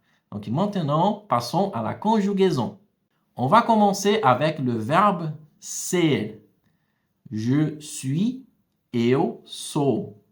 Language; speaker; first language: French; non-native, fluent; Portuguese